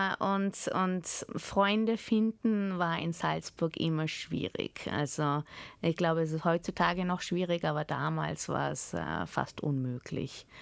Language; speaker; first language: German; early bilingual, heritage; German